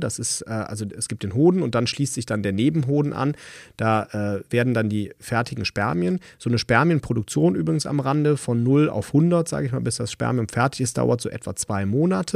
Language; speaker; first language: German; native; German